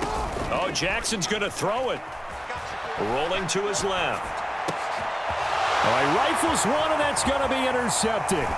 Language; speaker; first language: English; native; English